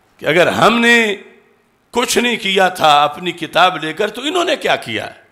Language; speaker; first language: Urdu; non-native, local second language; Punjabi